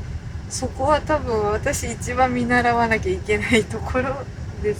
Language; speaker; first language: Japanese; native; Japanese